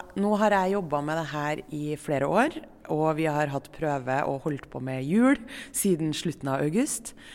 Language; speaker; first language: Norwegian; native; Norwegian